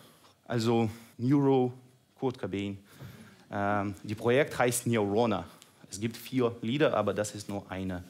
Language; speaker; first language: German; non-native, fluent; Russian